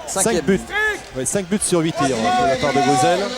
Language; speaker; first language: French; native; French